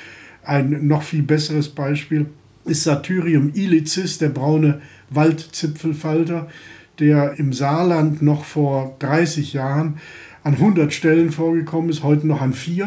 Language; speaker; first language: German; native; German